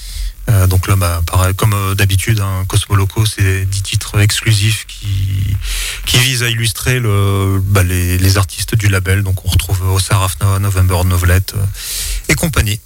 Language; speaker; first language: French; native; French